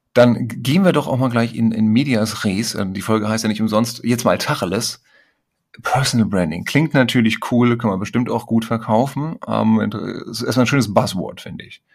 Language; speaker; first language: German; native; German